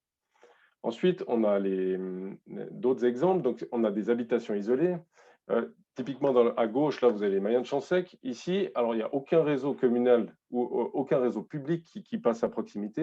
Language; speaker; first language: French; native; French